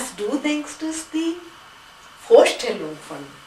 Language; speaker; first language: German; non-native, fluent; Gujarati